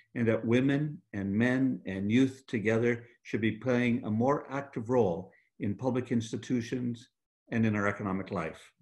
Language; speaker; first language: English; native; English